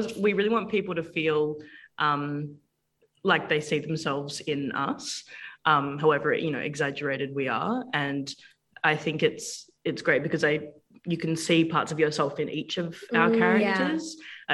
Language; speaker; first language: English; native; English